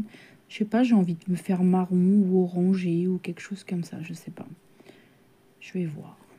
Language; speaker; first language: French; native; French